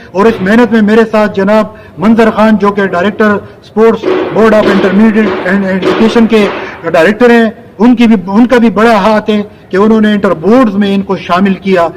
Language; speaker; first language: Urdu; non-native, local second language; Pashto